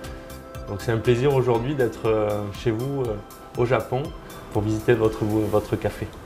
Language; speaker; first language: French; native; French